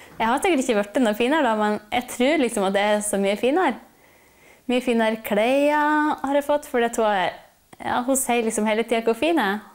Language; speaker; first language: Norwegian; native; Norwegian